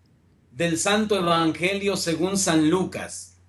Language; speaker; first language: Spanish; native; Spanish